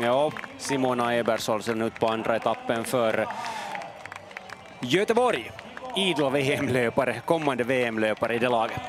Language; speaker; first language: Swedish; native; Swedish